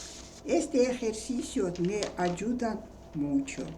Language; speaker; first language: Spanish; non-native, learner; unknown